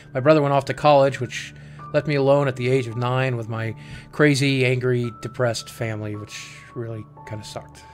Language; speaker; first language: English; native; English